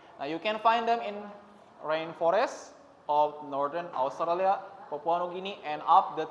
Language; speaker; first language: English; non-native, learner; Indonesian